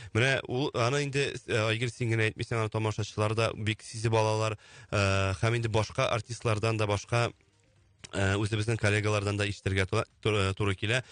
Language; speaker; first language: Tatar; native; Tatar